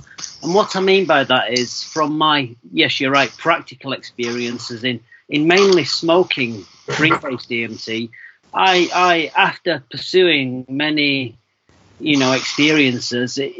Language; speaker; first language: English; native; English